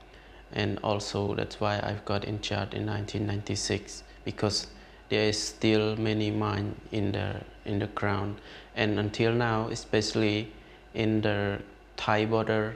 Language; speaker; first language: English; non-native, learner; Khmer